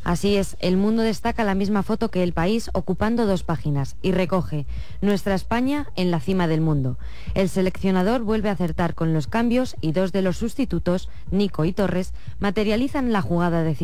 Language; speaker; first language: Spanish; native; Spanish